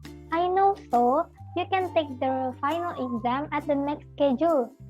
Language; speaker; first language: English; non-native, learner; Indonesian